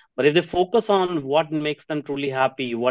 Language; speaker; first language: English; non-native, local second language; Punjabi